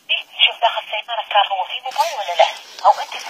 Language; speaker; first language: Arabic; non-native, learner; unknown